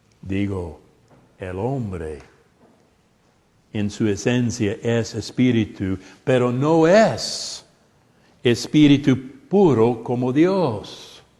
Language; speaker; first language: Spanish; non-native, fluent; English